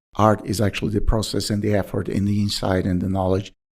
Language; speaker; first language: English; non-native, fluent; Portuguese